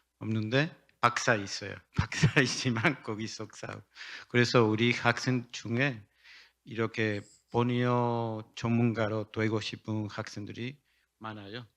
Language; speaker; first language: Korean; non-native, learner; Spanish